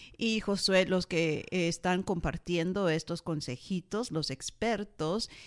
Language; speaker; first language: Spanish; early bilingual, heritage; Spanish